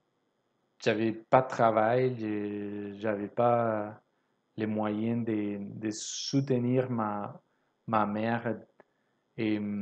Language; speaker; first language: French; non-native, fluent; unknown